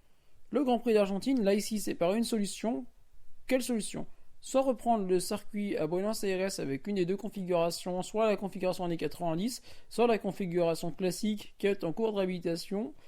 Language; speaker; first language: French; native; French